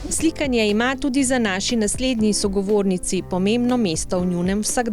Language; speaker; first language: Slovenian; native; Slovenian